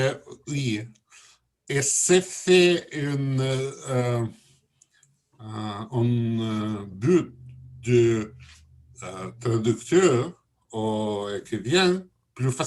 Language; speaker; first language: French; non-native, learner; Russian